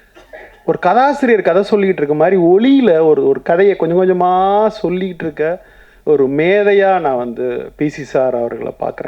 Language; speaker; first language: Tamil; native; Tamil